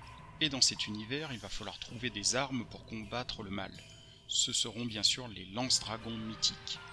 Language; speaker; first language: French; native; French